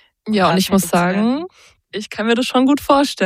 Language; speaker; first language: German; native; German